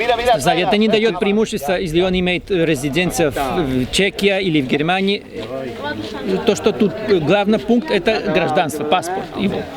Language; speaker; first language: Russian; non-native, fluent; Spanish